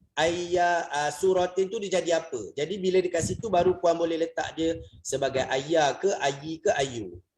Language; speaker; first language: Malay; native; Malay